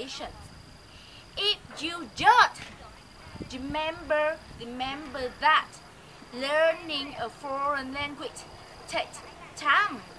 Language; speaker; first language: English; non-native, learner; Vietnamese